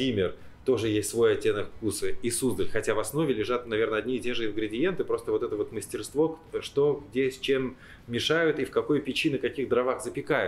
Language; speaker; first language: Russian; native; Russian